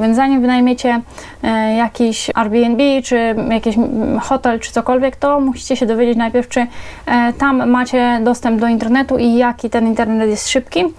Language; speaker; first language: Polish; native; Polish